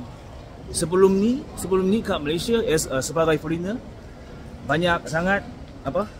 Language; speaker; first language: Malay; non-native, fluent; Korean